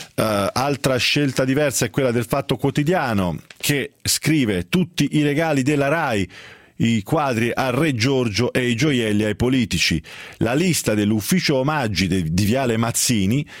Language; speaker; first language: Italian; native; Italian